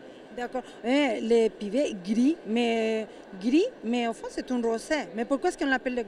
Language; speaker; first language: French; non-native, fluent; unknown